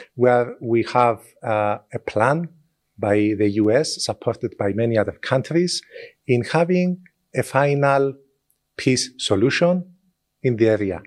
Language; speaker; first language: English; non-native, fluent; Greek